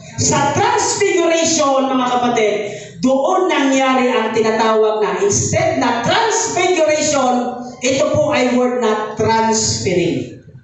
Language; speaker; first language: Filipino; native; Filipino